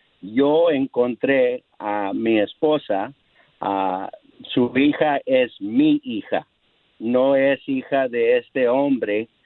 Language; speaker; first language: Spanish; non-native, learner; English